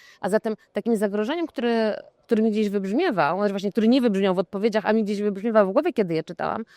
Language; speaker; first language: Polish; native; Polish